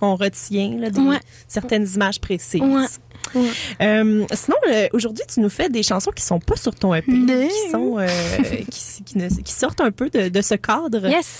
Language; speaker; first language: French; native; French